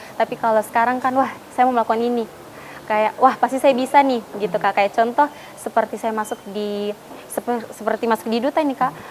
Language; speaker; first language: Indonesian; native; Indonesian